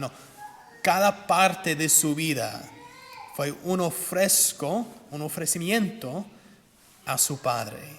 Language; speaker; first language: Spanish; non-native, fluent; English